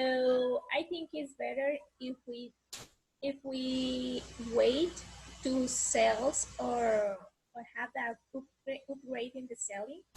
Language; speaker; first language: English; non-native, learner; Spanish